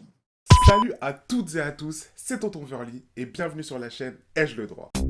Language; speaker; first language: French; native; French